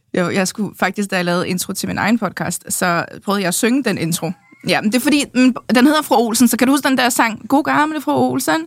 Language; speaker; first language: Danish; early bilingual, other home language; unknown